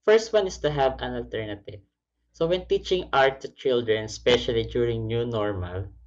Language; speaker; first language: English; non-native, local second language; Filipino